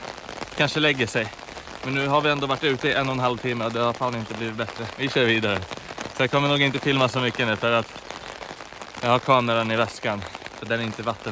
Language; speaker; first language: Swedish; native; Swedish